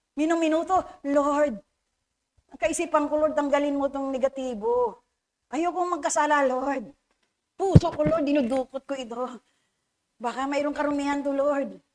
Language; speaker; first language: Filipino; native; Filipino